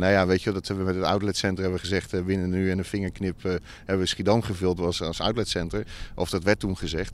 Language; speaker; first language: Dutch; native; Dutch